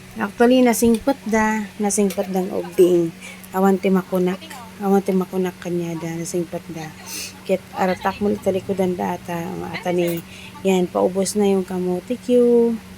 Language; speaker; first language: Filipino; non-native, local second language; Iloko